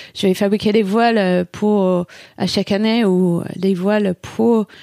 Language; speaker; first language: French; non-native, fluent; English